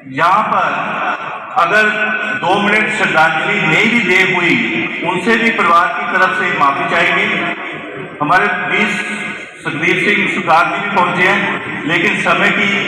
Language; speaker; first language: Hindi; non-native, local second language; Punjabi